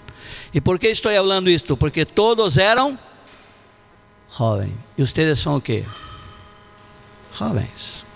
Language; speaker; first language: Spanish; non-native, learner; Portuguese